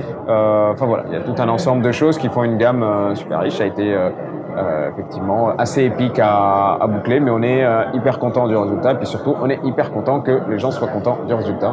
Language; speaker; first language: French; native; French